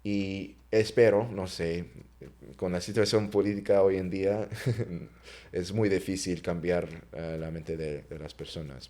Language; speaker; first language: Spanish; non-native, fluent; English